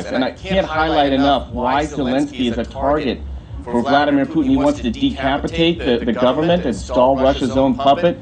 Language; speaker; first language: English; native; English